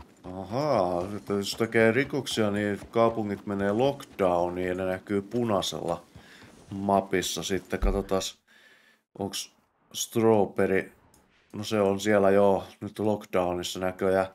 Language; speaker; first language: Finnish; native; Finnish